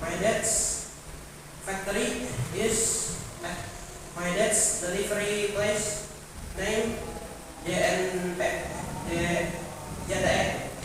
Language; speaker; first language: English; non-native, learner; Indonesian